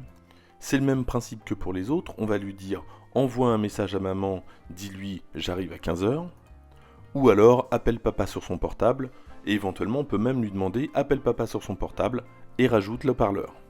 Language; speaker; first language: French; native; French